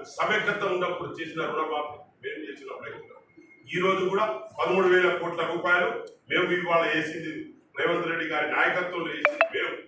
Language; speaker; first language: Telugu; non-native, local second language; Lambadi